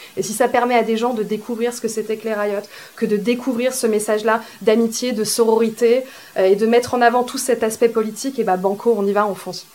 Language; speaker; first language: French; native; French